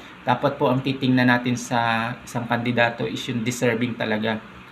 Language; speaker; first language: Filipino; native; Filipino